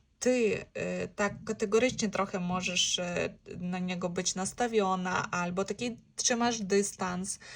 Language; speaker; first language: Polish; non-native, learner; Ukrainian